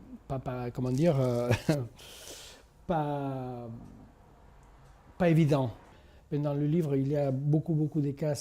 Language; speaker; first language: French; non-native, fluent; Spanish